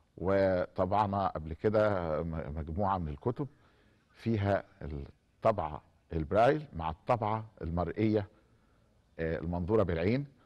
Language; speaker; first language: Arabic; native; Arabic